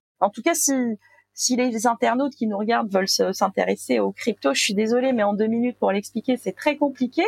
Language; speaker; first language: French; non-native, local second language; Arabic